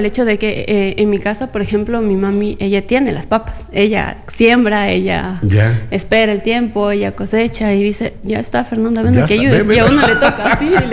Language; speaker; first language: Spanish; native; Spanish